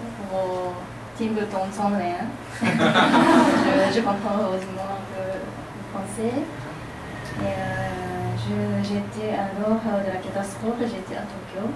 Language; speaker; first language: French; non-native, learner; Japanese